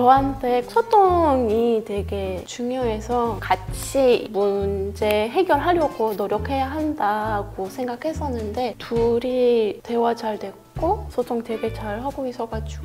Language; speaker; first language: Korean; non-native, fluent; French